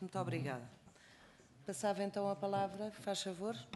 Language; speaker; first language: Portuguese; native; Portuguese